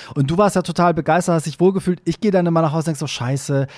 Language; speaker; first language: German; native; German